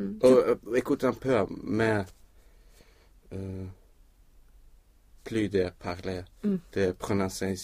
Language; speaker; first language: French; non-native, learner; Swedish